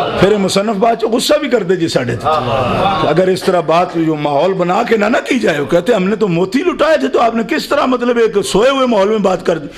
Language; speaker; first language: Urdu; non-native, local second language; Punjabi